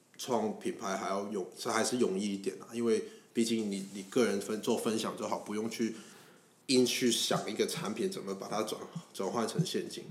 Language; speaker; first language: Chinese; non-native, local second language; Cantonese